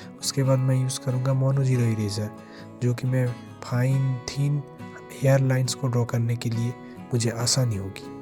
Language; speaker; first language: Hindi; non-native, local second language; Bangla